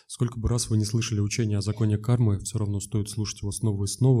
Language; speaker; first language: Russian; native; Russian